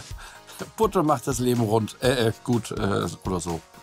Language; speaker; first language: German; native; German